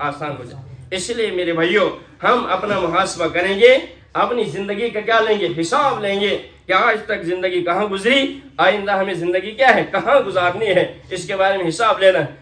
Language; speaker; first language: Urdu; non-native, local second language; Kashmiri